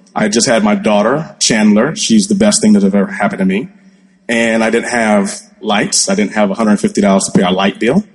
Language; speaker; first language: English; native; English